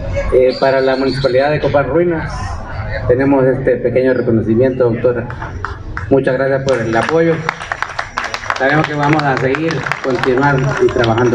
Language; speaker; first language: Spanish; native; Spanish